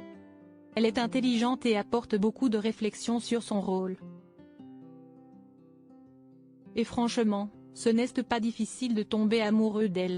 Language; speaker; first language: French; native; French